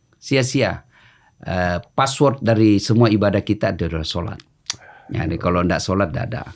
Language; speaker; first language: Indonesian; non-native, local second language; Buginese